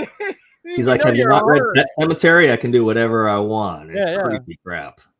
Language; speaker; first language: English; native; English